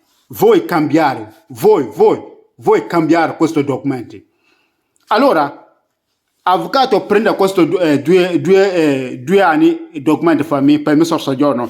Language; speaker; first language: Italian; non-native, learner; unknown